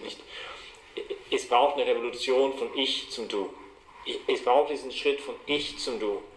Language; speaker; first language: German; non-native, fluent; English